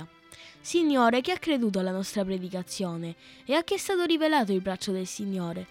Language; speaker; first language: Italian; native; Italian